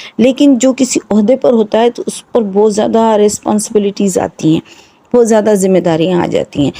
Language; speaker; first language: Urdu; non-native, local second language; Sindhi